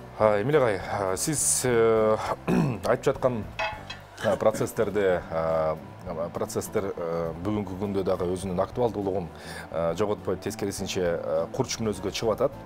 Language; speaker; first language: Kyrgyz; native; Kyrgyz